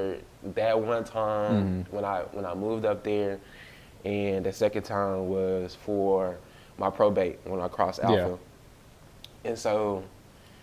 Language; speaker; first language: English; native; English